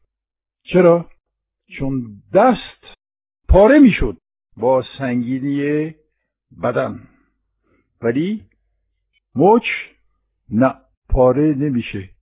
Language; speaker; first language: Persian; non-native, fluent; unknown